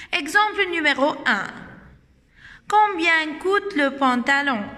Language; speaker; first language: French; non-native, fluent; Arabic